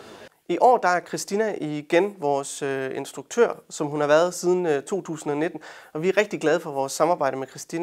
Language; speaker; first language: Danish; native; Danish